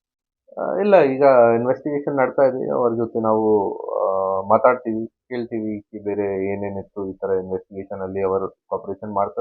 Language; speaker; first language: Kannada; non-native, fluent; Hindi